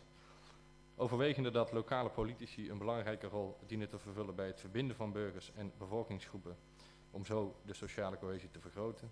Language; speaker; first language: Dutch; native; Dutch